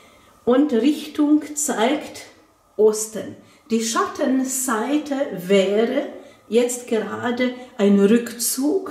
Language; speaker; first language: German; non-native, fluent; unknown